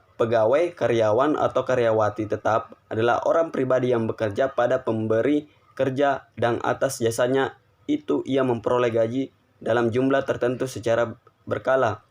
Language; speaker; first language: Indonesian; native; Indonesian